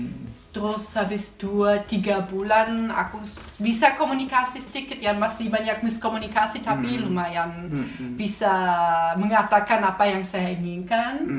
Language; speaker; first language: Indonesian; non-native, fluent; German